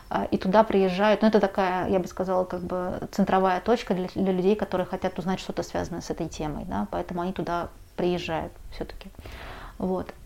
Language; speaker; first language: Russian; native; Russian